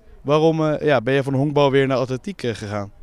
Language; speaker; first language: Dutch; native; Dutch